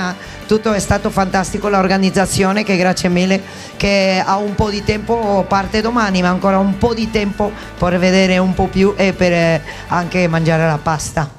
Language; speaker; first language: Italian; non-native, fluent; Spanish